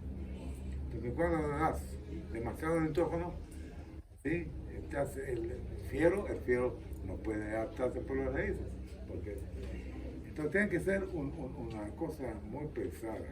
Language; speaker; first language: Spanish; non-native, fluent; Hebrew